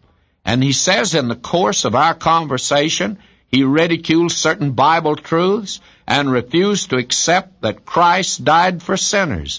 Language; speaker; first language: English; native; English